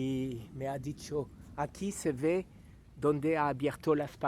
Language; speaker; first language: Spanish; non-native, learner; French